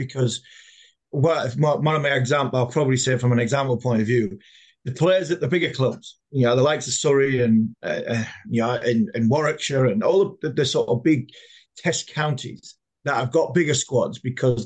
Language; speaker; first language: English; native; English